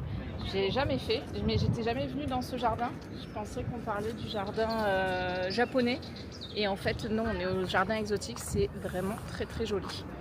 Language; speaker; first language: French; native; French